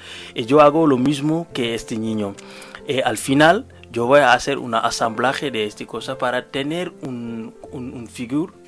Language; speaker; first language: Spanish; non-native, learner; Wolof